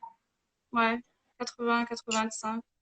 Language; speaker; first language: French; non-native, local second language; Arabic